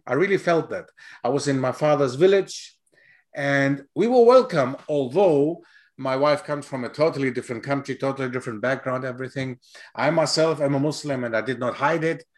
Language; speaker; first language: English; non-native, fluent; Greek